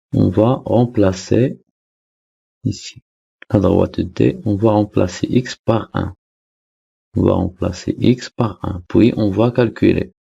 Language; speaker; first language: French; non-native, local second language; Arabic